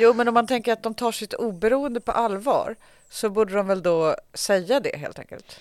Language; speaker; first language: Swedish; native; Swedish